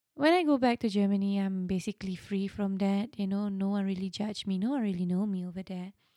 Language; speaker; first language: English; non-native, local second language; Malay